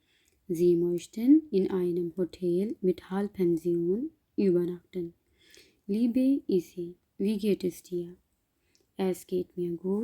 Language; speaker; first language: German; non-native, learner; Urdu